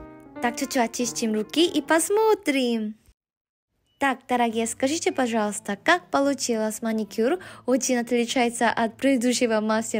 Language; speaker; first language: Russian; non-native, fluent; Korean